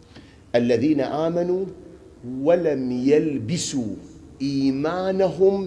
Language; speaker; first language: Arabic; native; Arabic